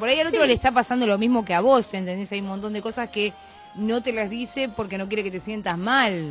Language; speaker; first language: Spanish; native; Spanish